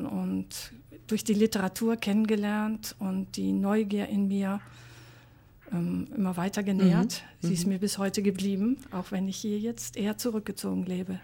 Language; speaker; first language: German; native; German